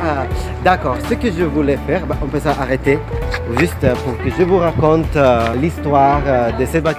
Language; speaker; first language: French; non-native, fluent; Russian